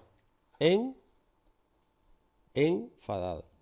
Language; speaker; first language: Spanish; native; Spanish